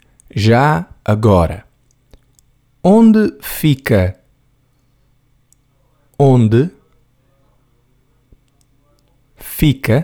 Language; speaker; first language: Portuguese; non-native, learner; English